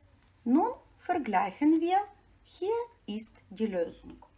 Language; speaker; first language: German; non-native, fluent; Ukrainian